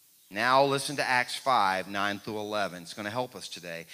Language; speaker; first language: English; native; English